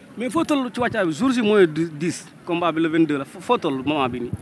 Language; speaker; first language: Wolof; native; Wolof